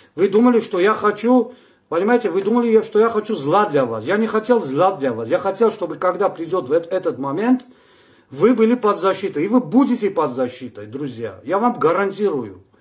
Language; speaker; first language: Russian; non-native, local second language; Armenian